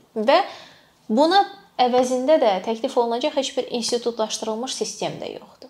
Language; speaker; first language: Azerbaijani; native; Azerbaijani